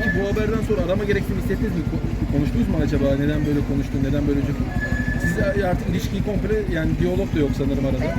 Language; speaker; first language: Turkish; native; Turkish